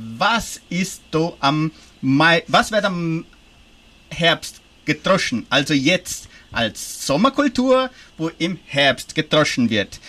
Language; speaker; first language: German; early bilingual, heritage; German